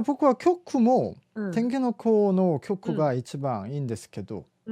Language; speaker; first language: Japanese; non-native, fluent; Korean